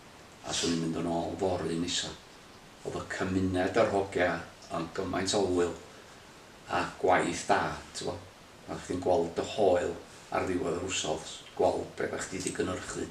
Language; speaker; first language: Welsh; native; Welsh